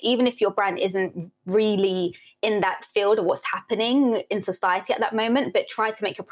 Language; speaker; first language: English; native; English